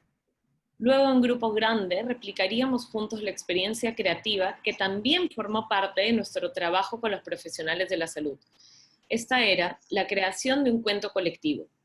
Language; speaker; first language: Spanish; native; Spanish